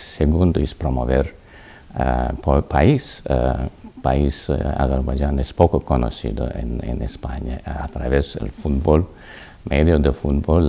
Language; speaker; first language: Spanish; non-native, learner; Azerbaijani